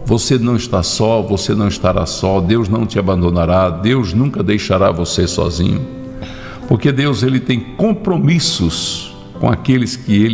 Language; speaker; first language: Portuguese; native; Portuguese